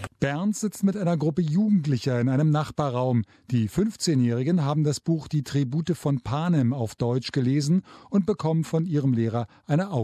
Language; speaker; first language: German; native; German